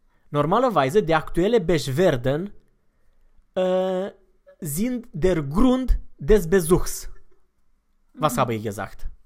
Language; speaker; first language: German; non-native, fluent; Romanian